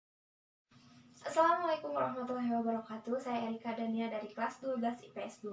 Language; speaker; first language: Indonesian; native; Indonesian